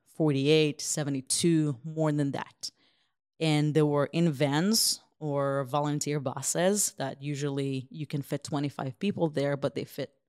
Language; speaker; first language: English; non-native, fluent; Hebrew